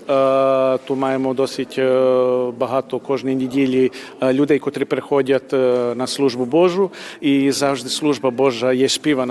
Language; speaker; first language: Ukrainian; early bilingual, heritage; Ukrainian